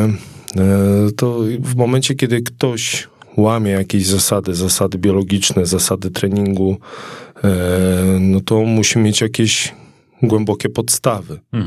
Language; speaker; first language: Polish; native; Polish